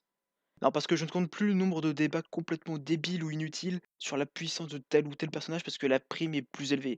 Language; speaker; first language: French; native; French